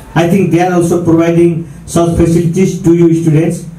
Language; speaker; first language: English; non-native, local second language; Nepali